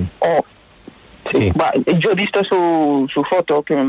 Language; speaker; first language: Spanish; non-native, fluent; Persian